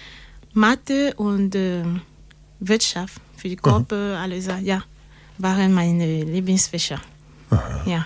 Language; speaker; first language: German; non-native, learner; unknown